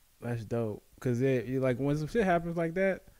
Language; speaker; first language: English; native; English